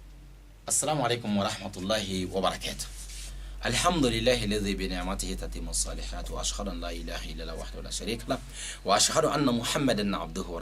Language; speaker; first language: Arabic; non-native, fluent; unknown